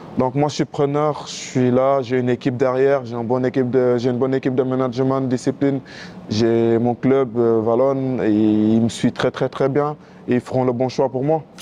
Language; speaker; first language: French; non-native, local second language; Wolof